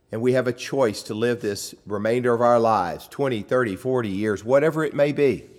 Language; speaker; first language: English; native; English